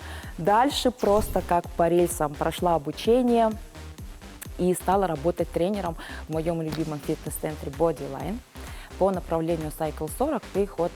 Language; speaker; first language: Russian; native; Russian